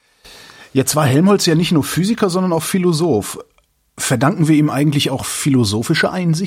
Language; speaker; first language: German; native; German